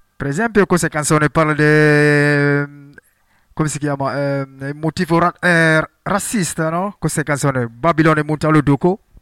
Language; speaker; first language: Italian; non-native, learner; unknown